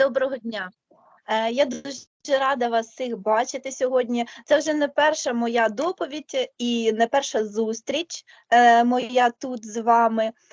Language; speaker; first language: Ukrainian; non-native, local second language; Russian